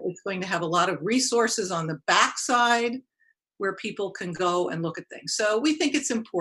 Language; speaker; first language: English; native; English